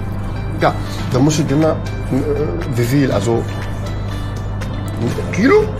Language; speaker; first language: German; non-native, learner; Arabic